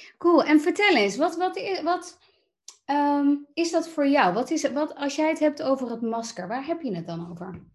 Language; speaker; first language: Dutch; native; Dutch